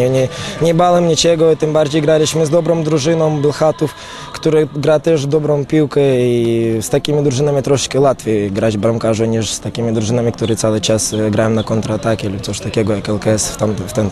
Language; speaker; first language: Polish; non-native, fluent; Romanian